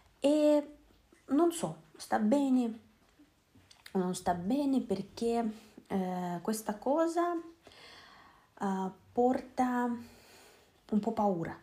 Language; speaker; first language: Italian; non-native, learner; Russian